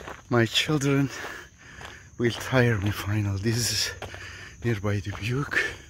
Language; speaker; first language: English; non-native, fluent; Turkish